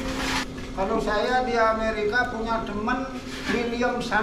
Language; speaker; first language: Indonesian; non-native, local second language; Balinese